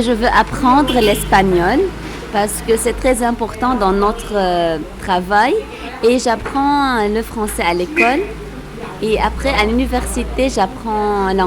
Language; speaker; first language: French; non-native, local second language; Arabic